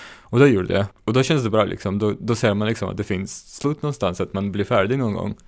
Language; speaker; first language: Swedish; non-native, fluent; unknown